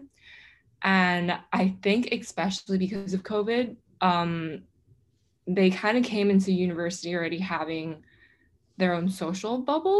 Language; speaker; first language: English; non-native, local second language; Cantonese